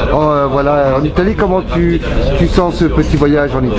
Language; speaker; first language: French; native; French